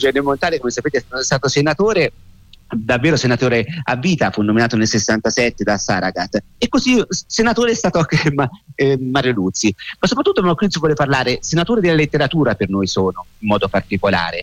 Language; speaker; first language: Italian; native; Italian